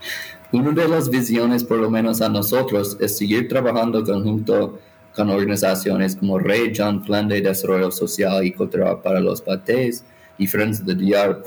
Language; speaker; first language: Spanish; non-native, fluent; English